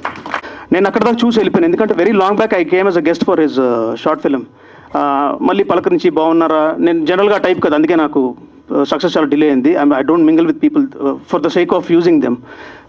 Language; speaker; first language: Telugu; native; Telugu